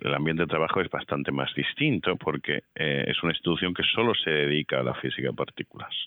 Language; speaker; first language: Spanish; native; Spanish